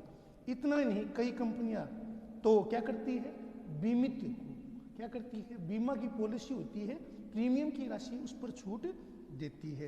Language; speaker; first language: Hindi; native; Hindi